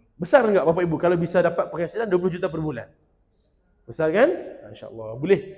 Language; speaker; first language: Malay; native; Malay